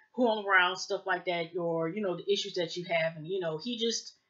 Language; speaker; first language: English; native; English